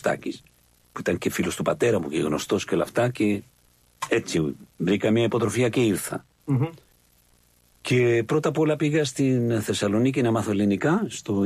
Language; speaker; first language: Greek; non-native, fluent; Spanish